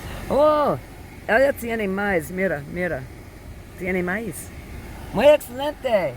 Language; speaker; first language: Spanish; non-native, learner; English